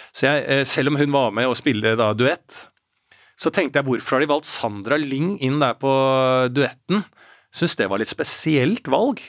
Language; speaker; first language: Norwegian; native; Norwegian